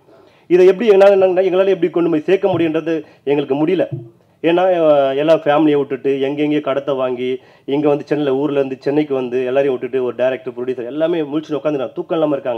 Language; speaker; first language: Tamil; native; Tamil